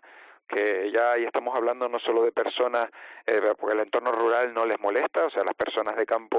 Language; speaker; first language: Spanish; native; Spanish